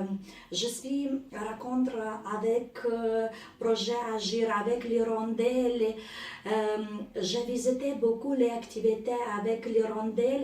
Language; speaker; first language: French; non-native, learner; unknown